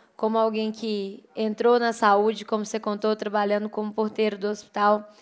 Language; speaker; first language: Portuguese; native; Portuguese